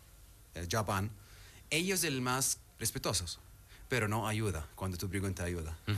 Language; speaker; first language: Spanish; non-native, learner; Arabic